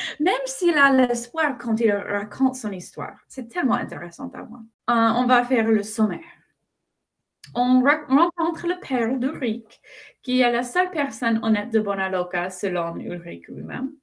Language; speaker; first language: French; non-native, fluent; English